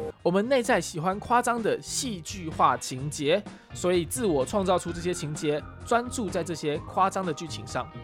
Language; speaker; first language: Chinese; early bilingual, heritage; Chinese